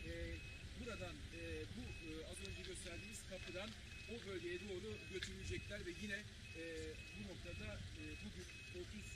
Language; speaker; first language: Turkish; native; Turkish